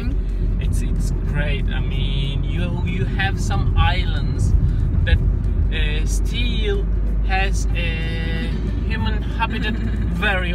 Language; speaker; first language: English; non-native, fluent; Turkish